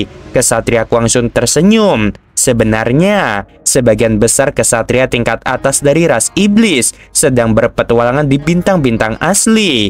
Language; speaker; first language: Indonesian; native; Indonesian